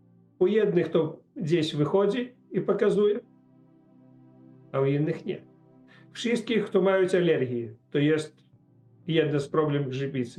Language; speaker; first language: Polish; non-native, learner; Russian